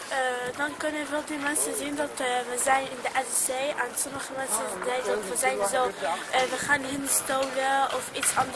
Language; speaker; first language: Dutch; non-native, learner; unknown